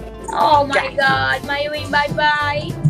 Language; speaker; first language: English; non-native, learner; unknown